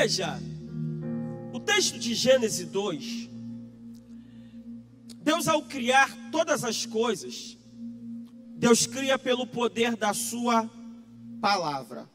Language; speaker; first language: Portuguese; native; Portuguese